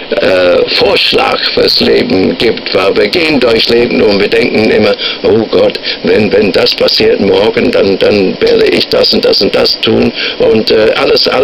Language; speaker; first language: German; non-native, fluent; English